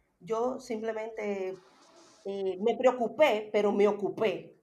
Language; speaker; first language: Spanish; native; Spanish